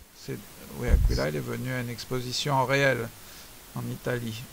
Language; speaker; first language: French; native; French